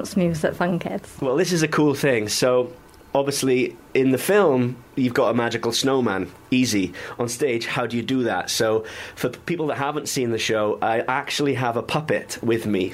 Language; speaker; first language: English; native; English